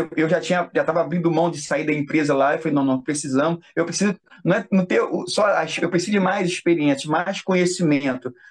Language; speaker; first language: Portuguese; native; Portuguese